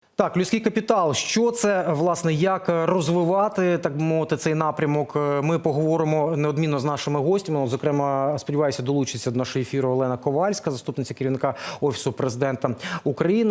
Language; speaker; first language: Ukrainian; native; Ukrainian